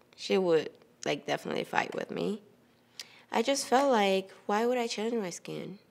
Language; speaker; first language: English; non-native, fluent; Wolof